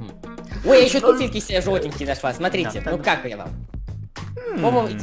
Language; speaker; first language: Russian; native; Russian